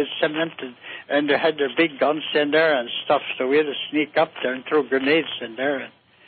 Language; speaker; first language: English; native; English